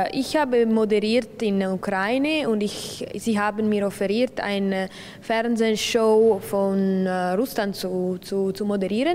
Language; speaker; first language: German; non-native, local second language; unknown